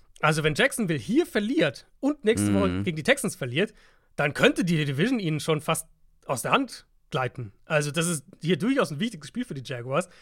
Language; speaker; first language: German; native; German